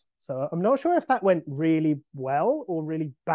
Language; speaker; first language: English; native; English